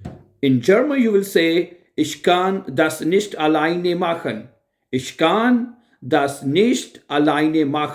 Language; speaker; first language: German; non-native, fluent; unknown